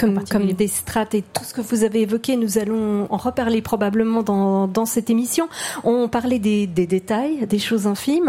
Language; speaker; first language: French; native; French